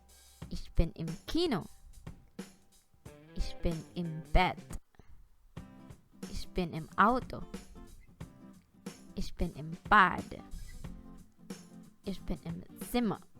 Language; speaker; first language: German; non-native, fluent; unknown